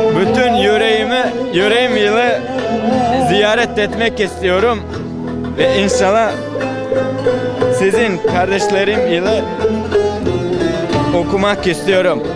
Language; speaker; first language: Turkish; non-native, learner; Bosnian